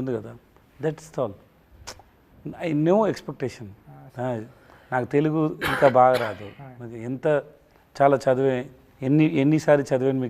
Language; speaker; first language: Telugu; non-native, learner; Tamil